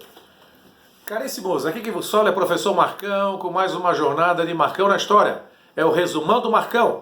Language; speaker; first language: Portuguese; native; Portuguese